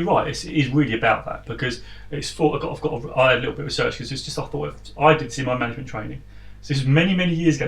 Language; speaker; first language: English; native; English